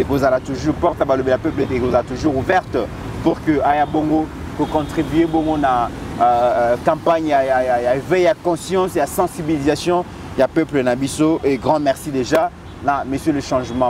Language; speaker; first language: French; non-native, local second language; Lingala